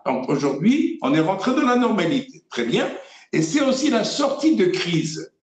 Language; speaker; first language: French; non-native, local second language; Arabic